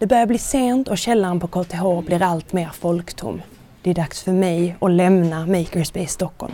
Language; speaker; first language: Swedish; native; Swedish